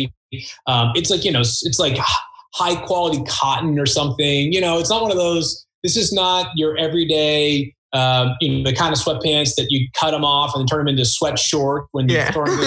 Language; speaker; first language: English; native; English